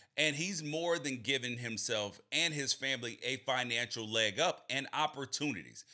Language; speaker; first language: English; native; English